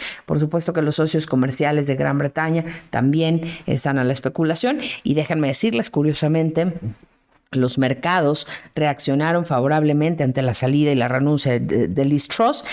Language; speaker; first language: Spanish; native; Spanish